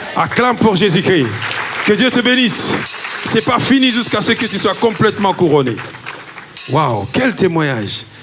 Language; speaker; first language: French; non-native, local second language; Lingala